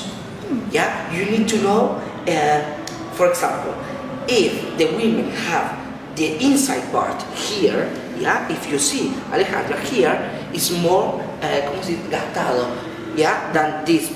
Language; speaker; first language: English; non-native, learner; Spanish